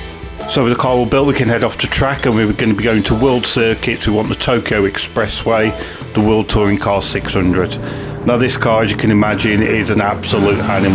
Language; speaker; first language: English; native; English